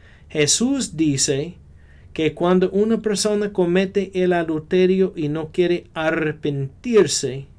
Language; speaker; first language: Spanish; non-native, fluent; English